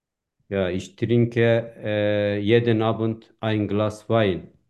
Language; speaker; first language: German; non-native, fluent; Turkish